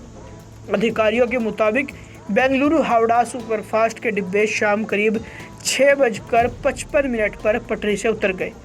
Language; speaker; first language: Hindi; native; Hindi